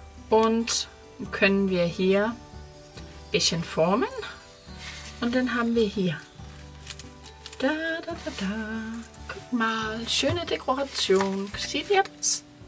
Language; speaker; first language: German; non-native, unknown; Danish